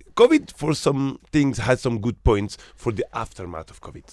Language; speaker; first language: English; non-native, fluent; Arabic